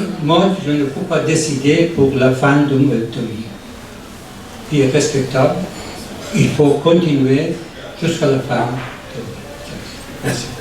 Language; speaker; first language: French; non-native, learner; Persian